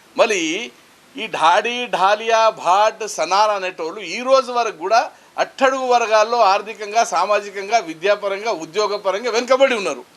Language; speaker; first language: Telugu; non-native, local second language; Lambadi